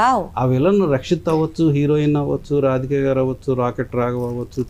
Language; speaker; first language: Telugu; native; Telugu